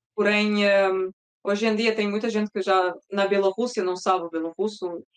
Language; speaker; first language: Portuguese; early bilingual, other home language; Russian